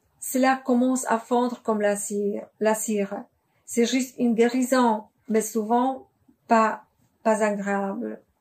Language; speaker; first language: French; non-native, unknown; Polish